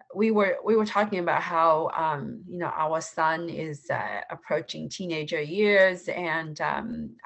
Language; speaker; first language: English; non-native, fluent; Chinese